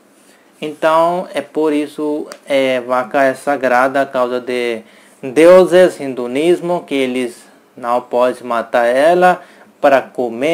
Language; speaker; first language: Portuguese; non-native, learner; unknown